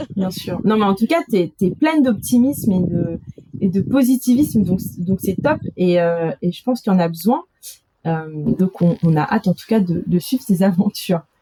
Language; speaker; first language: French; early bilingual, other home language; Malagasy